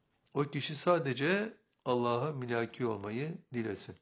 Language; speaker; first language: Turkish; native; Turkish